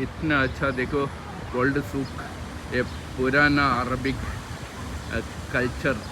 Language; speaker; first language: Hindi; non-native, local second language; Malayalam